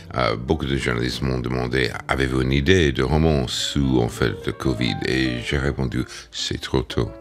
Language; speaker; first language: French; non-native, fluent; English